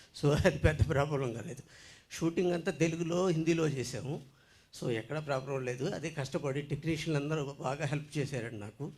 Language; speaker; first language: Telugu; native; Telugu